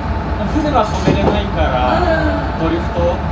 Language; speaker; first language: Japanese; native; Japanese